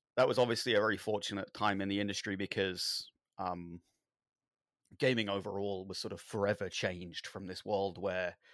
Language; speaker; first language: English; native; English